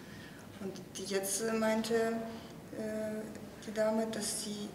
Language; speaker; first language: German; non-native, fluent; Russian